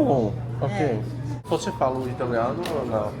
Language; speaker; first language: Portuguese; non-native, learner; English